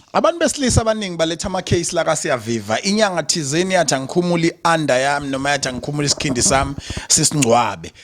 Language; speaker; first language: Zulu; native; Zulu